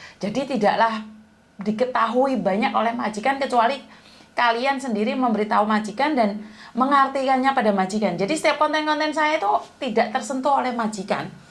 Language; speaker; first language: Indonesian; non-native, local second language; Javanese